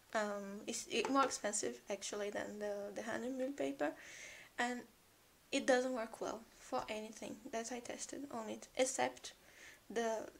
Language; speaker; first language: English; non-native, fluent; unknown